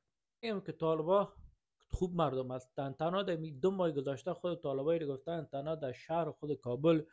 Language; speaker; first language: Persian; native; Persian